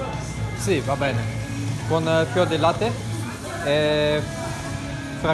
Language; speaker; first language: Italian; non-native, learner; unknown